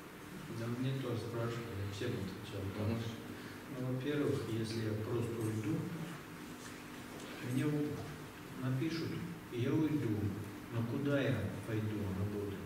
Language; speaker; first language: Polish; non-native, learner; Russian